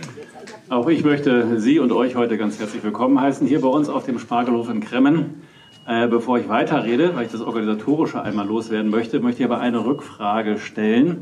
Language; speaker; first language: German; native; German